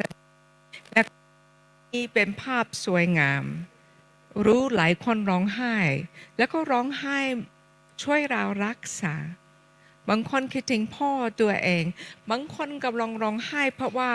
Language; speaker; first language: Thai; non-native, fluent; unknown